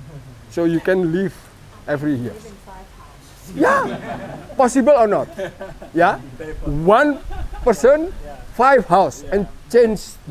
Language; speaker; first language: English; non-native, learner; Indonesian